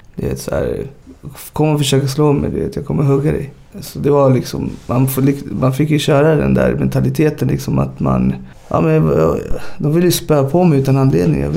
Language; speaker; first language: Swedish; early bilingual, other home language; Spanish